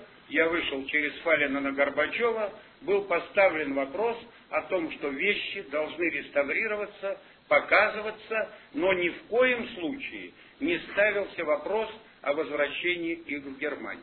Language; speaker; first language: Russian; native; Russian